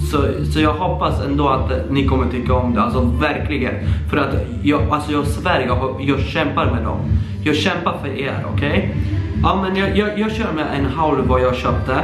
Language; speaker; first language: Swedish; early bilingual, other home language; Polish